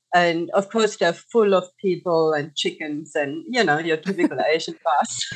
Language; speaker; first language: English; non-native, fluent; German